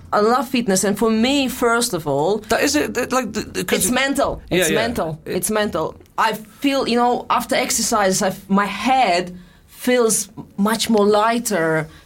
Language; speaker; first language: English; non-native, fluent; Russian